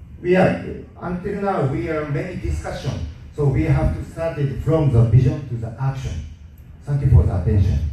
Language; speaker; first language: English; non-native, learner; Japanese